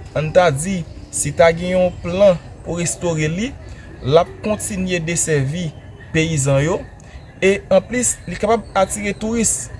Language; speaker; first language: Haitian Creole; native; Haitian Creole